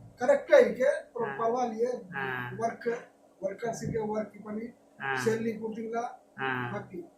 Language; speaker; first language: Tamil; non-native, learner; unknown